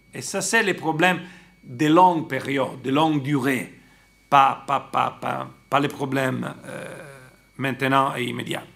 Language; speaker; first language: French; non-native, fluent; Italian